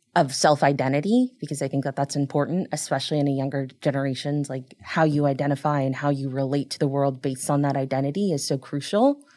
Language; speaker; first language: English; early bilingual, other home language; Spanish